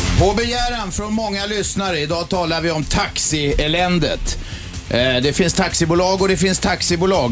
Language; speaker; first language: Swedish; native; Swedish